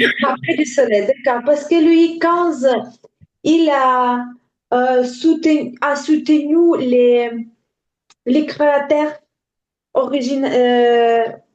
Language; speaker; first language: French; non-native, learner; Ukrainian